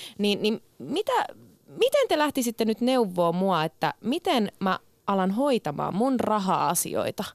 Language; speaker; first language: Finnish; early bilingual, other home language; Turkish